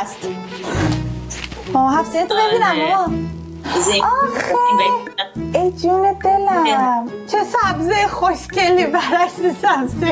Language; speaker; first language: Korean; non-native, fluent; Persian